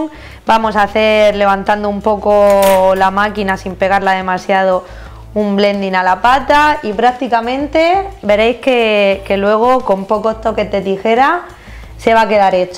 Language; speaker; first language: Spanish; native; Spanish